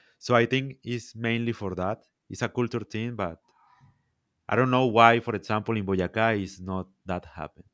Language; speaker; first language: English; non-native, learner; Spanish